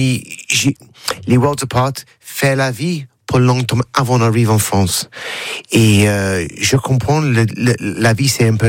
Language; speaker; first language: French; non-native, learner; English